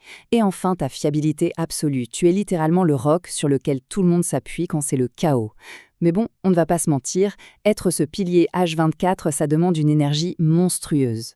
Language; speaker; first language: French; native; French